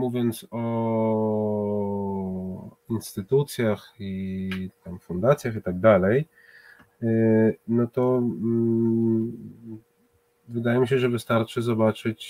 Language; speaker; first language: Polish; non-native, fluent; Hebrew